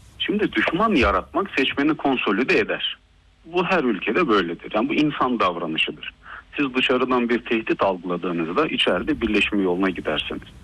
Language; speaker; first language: Turkish; early bilingual, heritage; Turkish